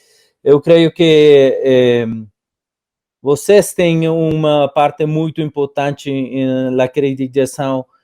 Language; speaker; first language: Portuguese; non-native, fluent; Spanish